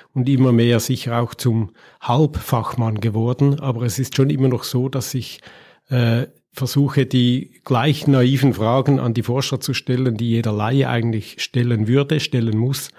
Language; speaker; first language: German; native; German